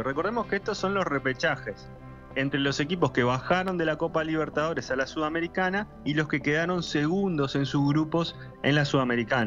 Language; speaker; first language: Spanish; native; Spanish